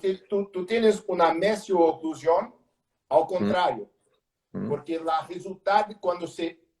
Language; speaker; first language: Spanish; non-native, learner; Portuguese